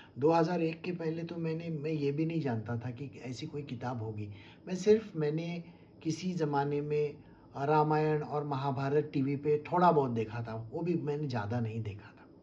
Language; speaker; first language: Hindi; non-native, local second language; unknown